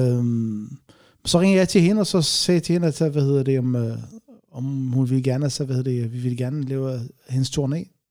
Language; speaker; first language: Danish; non-native, fluent; Arabic